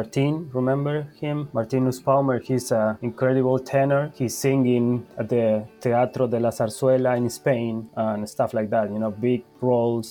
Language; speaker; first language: English; non-native, fluent; Spanish